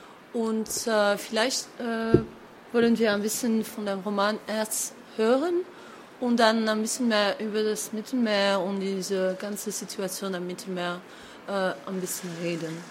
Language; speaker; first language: German; non-native, fluent; French